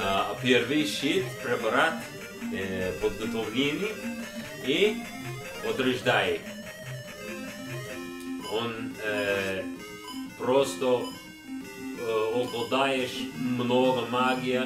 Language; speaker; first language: Russian; non-native, learner; English